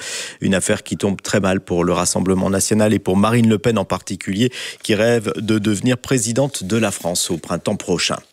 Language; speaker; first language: French; native; French